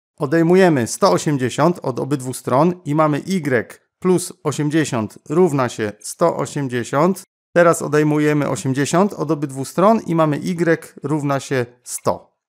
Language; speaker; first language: Polish; native; Polish